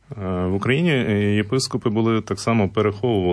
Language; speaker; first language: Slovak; non-native, learner; Ukrainian